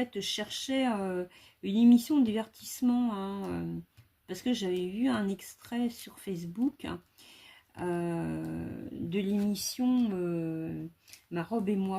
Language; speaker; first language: French; native; French